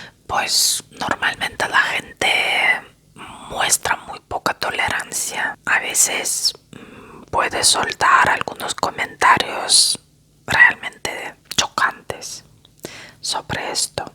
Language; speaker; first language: Spanish; non-native, fluent; Russian